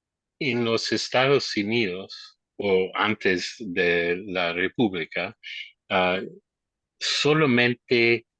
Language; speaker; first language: Spanish; non-native, learner; English